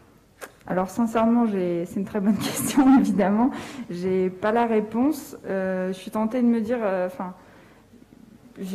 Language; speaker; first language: French; native; French